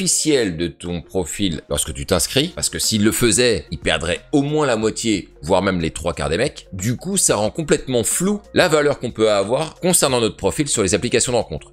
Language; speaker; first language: French; native; French